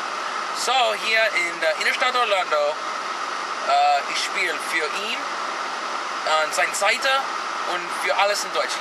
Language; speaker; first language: German; non-native, learner; English